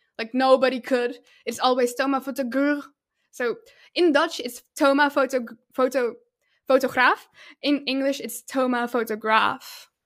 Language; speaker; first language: English; non-native, fluent; Russian